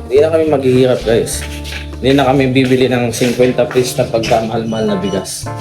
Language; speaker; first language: Filipino; non-native, local second language; Bikol